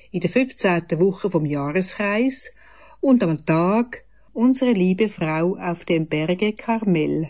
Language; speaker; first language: German; native; German